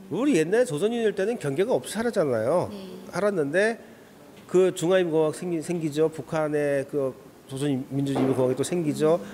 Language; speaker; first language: Korean; native; Korean